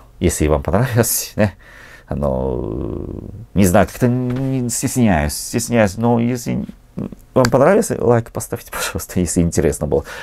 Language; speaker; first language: Russian; non-native, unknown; Japanese